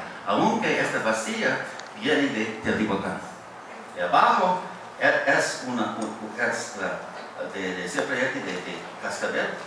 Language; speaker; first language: Spanish; non-native, fluent; English